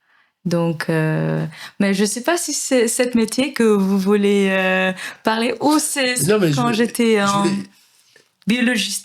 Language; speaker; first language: French; non-native, fluent; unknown